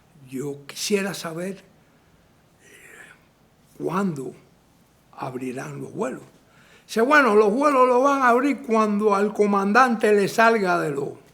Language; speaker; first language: Spanish; native; Spanish